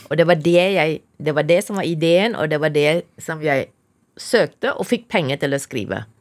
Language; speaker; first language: Norwegian; non-native, fluent; Chinese